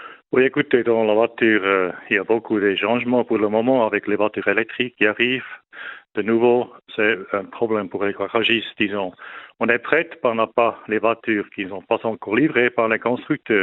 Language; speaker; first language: French; non-native, local second language; German